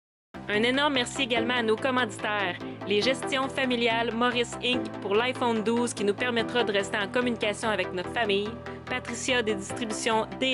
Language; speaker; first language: French; native; French